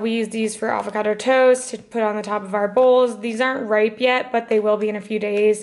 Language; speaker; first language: English; native; English